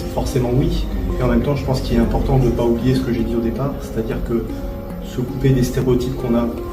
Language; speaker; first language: French; native; French